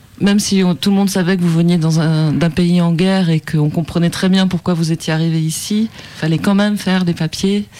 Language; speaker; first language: French; native; French